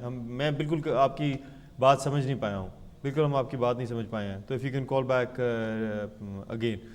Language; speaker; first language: Urdu; native; Urdu